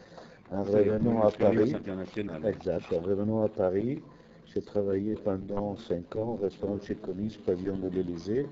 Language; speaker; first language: French; non-native, fluent; Italian